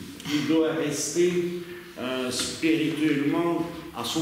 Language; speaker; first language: French; non-native, learner; Russian